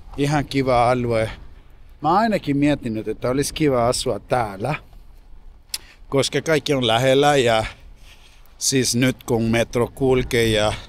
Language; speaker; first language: Finnish; non-native, fluent; English